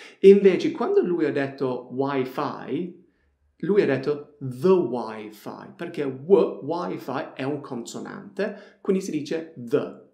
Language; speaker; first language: Italian; non-native, fluent; English